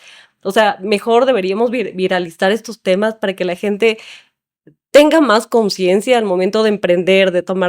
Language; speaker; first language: Spanish; native; Spanish